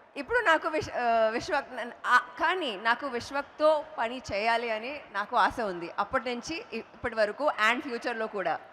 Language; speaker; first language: Telugu; non-native, local second language; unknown